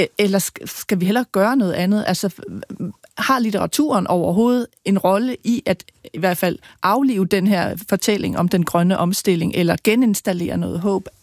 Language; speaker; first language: Danish; native; Danish